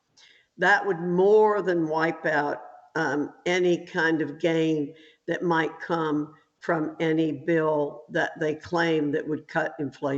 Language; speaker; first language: English; native; English